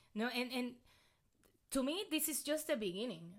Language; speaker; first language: English; non-native, fluent; Spanish